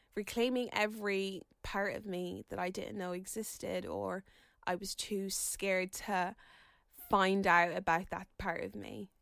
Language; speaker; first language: English; native; English